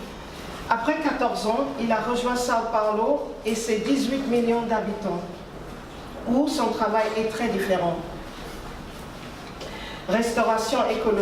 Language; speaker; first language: French; non-native, fluent; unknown